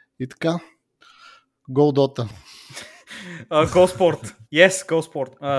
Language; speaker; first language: Bulgarian; native; Bulgarian